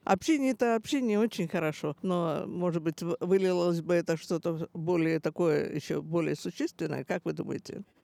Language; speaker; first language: Russian; native; Russian